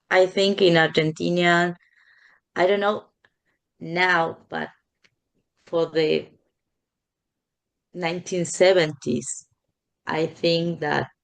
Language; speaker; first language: English; non-native, fluent; Spanish